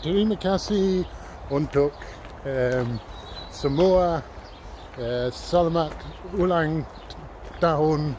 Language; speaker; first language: Indonesian; non-native, learner; English